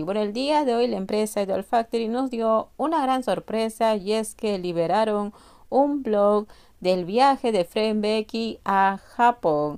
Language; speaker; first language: Spanish; native; Spanish